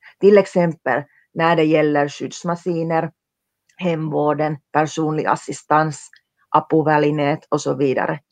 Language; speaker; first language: Swedish; non-native, local second language; Finnish